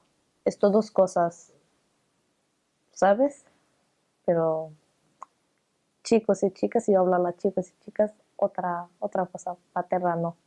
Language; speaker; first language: Spanish; non-native, learner; Arabic